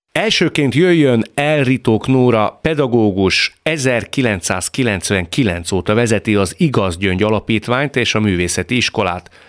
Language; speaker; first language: Hungarian; native; Hungarian